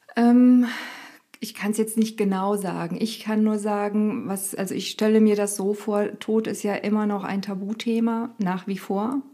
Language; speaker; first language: German; early bilingual, other home language; Romanian